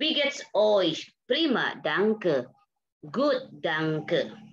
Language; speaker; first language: German; non-native, fluent; Indonesian